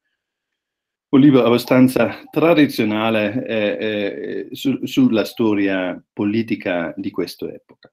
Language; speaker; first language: Italian; non-native, fluent; German